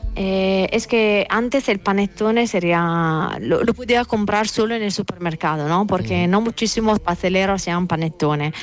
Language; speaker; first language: Spanish; non-native, fluent; Italian